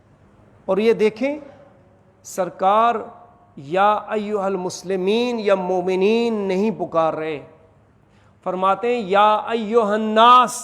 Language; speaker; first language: Urdu; native; Urdu